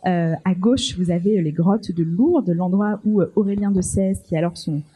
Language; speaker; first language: French; native; French